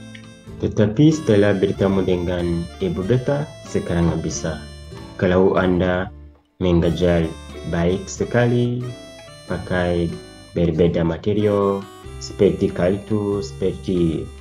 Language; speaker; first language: Indonesian; non-native, learner; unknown